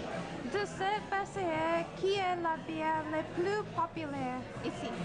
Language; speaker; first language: French; non-native, learner; English